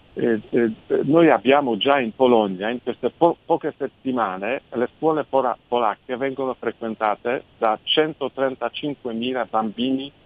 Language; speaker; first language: Italian; non-native, fluent; Polish